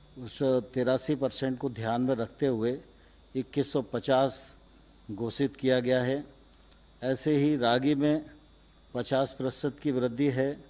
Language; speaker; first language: Hindi; native; Hindi